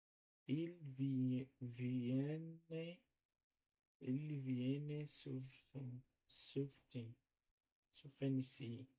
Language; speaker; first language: French; non-native, learner; Portuguese